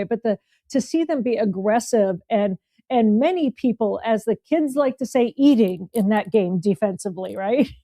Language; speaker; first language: English; native; English